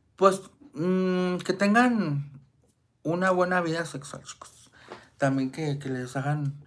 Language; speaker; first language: Spanish; native; Spanish